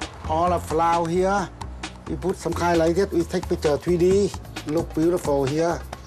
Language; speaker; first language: English; non-native, learner; Vietnamese